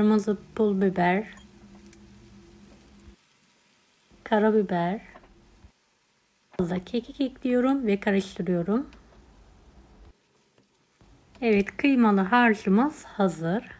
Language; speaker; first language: Turkish; native; Turkish